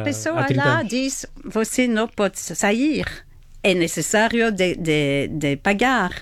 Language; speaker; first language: Portuguese; non-native, learner; French